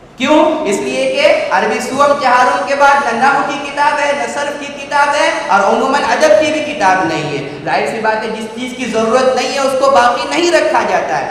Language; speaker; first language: Urdu; native; Urdu